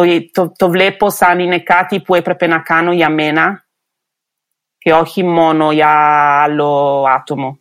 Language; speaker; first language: Greek; non-native, fluent; Italian